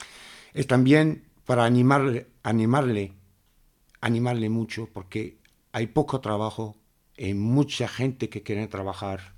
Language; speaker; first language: Spanish; non-native, fluent; Arabic